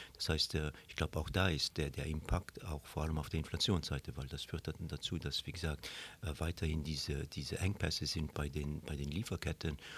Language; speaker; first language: German; non-native, local second language; Luxembourgish